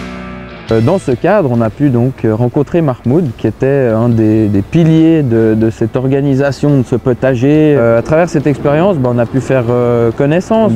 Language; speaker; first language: French; native; French